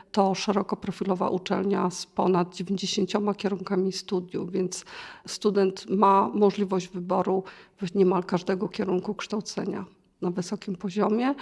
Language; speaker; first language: Polish; native; Polish